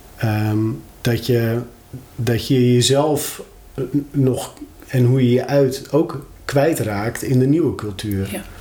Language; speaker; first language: Dutch; native; Dutch